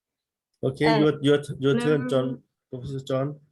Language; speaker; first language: English; non-native, learner; Thai